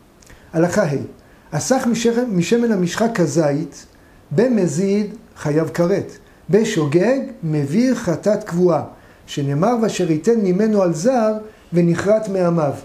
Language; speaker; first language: Hebrew; native; Hebrew